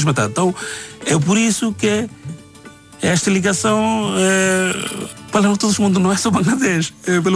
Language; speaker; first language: Portuguese; non-native, learner; Bangla